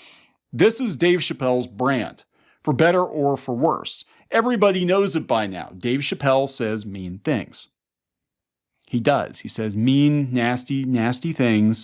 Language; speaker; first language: English; native; English